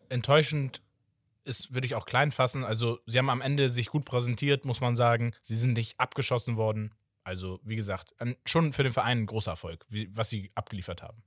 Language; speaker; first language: German; early bilingual, other home language; Portuguese